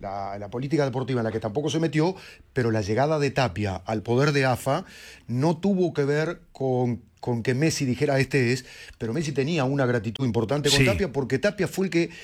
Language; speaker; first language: Spanish; native; Spanish